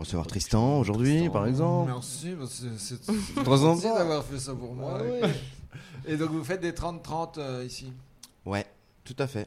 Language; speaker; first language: French; native; French